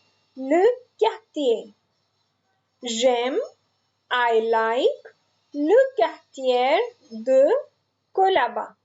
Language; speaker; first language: French; non-native, fluent; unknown